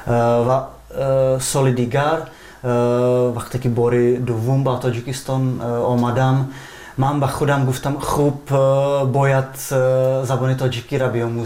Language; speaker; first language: Persian; non-native, fluent; Czech